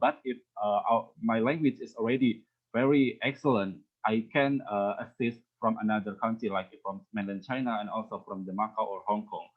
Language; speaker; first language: English; non-native, learner; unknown